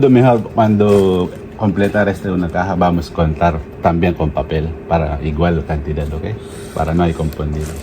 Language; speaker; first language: Spanish; non-native, learner; Filipino